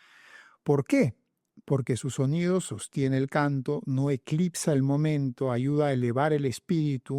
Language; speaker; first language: Spanish; native; Spanish